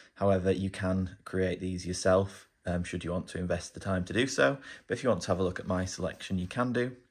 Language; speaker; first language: English; native; English